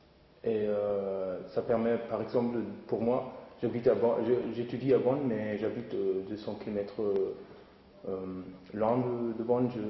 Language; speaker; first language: French; non-native, fluent; German